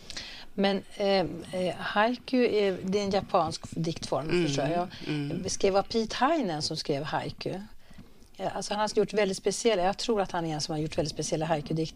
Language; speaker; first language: Swedish; native; Swedish